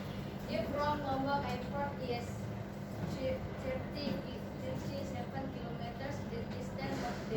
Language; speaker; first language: English; non-native, learner; Indonesian